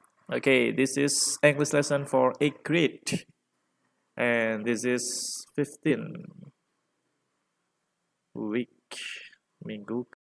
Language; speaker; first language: English; non-native, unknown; Indonesian